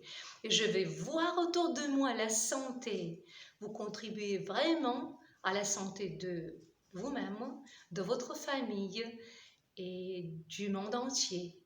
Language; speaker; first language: French; non-native, fluent; Russian